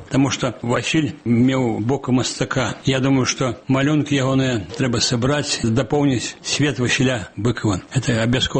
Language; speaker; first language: Belarusian; native; Belarusian